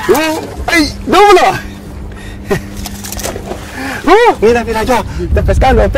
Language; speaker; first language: Spanish; non-native, learner; Dutch